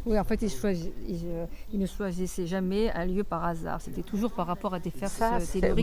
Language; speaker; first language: French; native; French